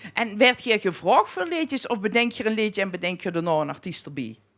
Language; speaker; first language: Dutch; non-native, local second language; Limburgish